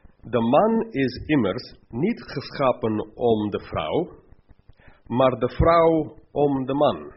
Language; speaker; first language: Dutch; non-native, fluent; English